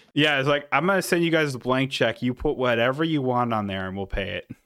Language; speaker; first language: English; native; English